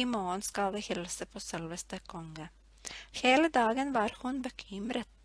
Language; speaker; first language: Norwegian; non-native, fluent; Latvian